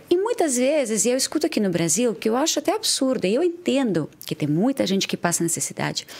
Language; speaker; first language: Portuguese; non-native, fluent; Ukrainian